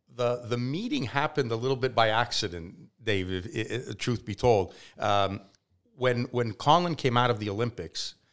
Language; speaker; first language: English; native; English